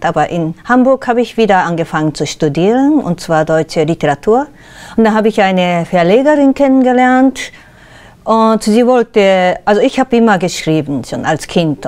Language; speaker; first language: German; non-native, fluent; Japanese